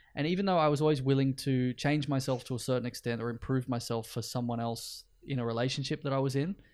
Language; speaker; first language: English; native; English